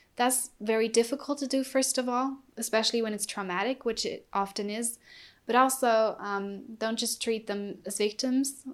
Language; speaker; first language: English; non-native, fluent; German